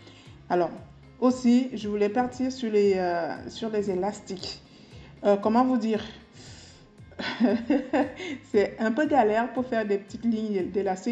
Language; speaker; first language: French; native; French